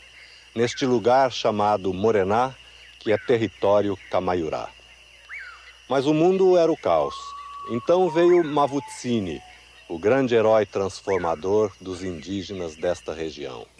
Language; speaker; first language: Portuguese; native; Portuguese